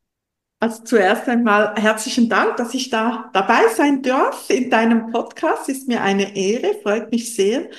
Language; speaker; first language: German; non-native, local second language; French